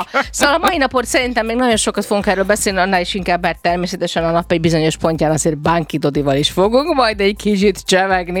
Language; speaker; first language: Hungarian; native; Hungarian